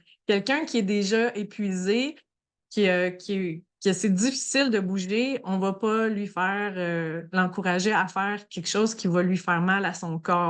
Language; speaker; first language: French; native; French